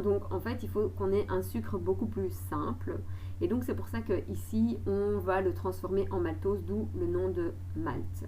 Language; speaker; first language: French; native; French